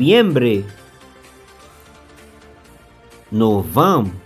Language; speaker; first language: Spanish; non-native, learner; Haitian Creole